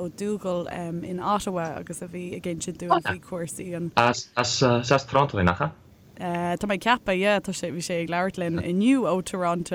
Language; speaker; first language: Irish; non-native, fluent; English